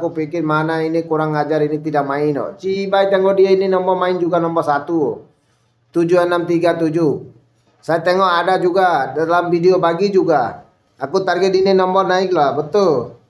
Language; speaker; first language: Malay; non-native, fluent; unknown